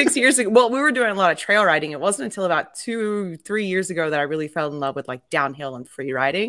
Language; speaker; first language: English; native; English